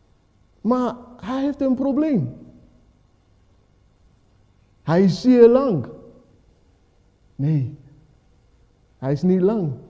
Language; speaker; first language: Dutch; non-native, fluent; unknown